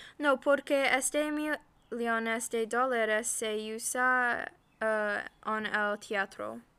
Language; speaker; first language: Spanish; non-native, learner; English